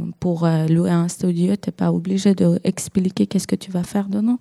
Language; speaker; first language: French; non-native, learner; Persian